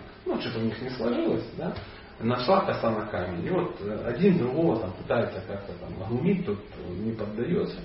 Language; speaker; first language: Russian; native; Russian